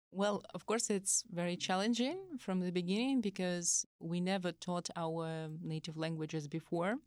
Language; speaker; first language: English; non-native, fluent; Russian